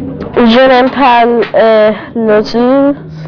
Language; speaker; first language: French; non-native, learner; English